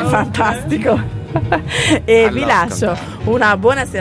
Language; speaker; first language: Italian; native; Italian